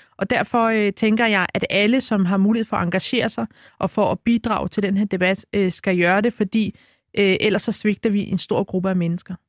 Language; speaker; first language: Danish; early bilingual, other home language; Arabic